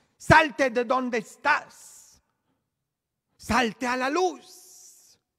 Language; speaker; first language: Spanish; native; Spanish